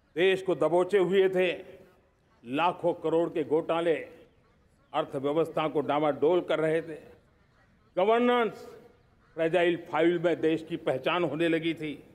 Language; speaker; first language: Hindi; non-native, local second language; Gujarati